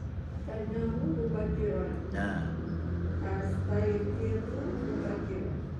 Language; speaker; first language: Arabic; non-native, learner; Malay